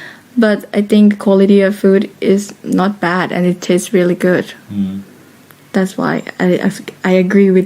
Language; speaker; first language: English; non-native, fluent; Thai